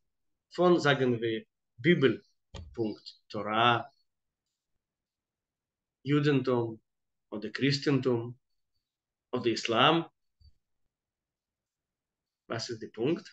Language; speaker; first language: German; non-native, fluent; Hebrew